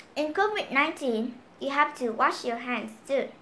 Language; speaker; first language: English; non-native, learner; Vietnamese